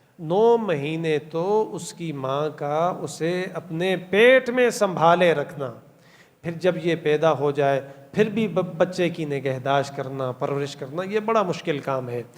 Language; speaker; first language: Urdu; non-native, local second language; Pashto